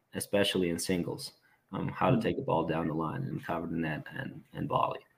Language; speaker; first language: English; non-native, fluent; Serbian